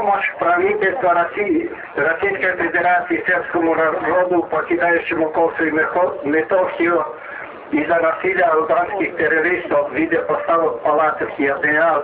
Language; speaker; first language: Russian; non-native, fluent; Serbian